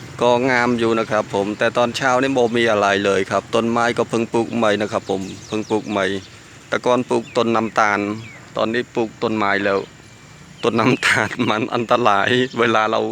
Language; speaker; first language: Thai; non-native, fluent; Khmer